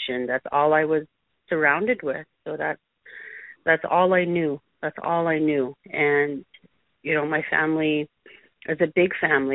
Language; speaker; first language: English; native; English